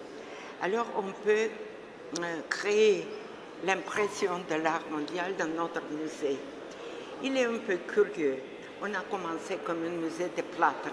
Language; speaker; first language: French; non-native, fluent; Russian